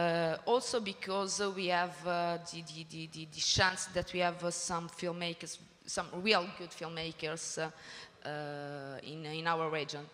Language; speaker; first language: English; non-native, learner; Italian